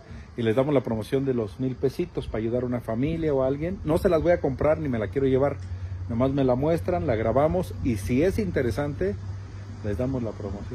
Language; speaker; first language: Spanish; native; Spanish